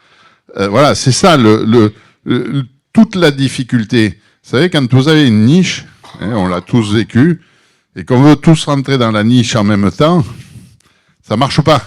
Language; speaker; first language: French; native; French